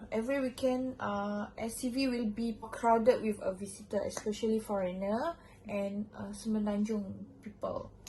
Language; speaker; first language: English; non-native, local second language; Malay